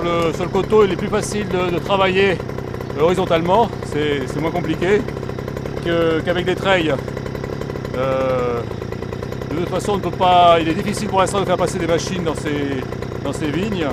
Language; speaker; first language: French; native; French